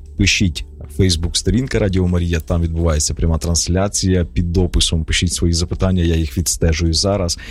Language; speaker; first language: Ukrainian; native; Ukrainian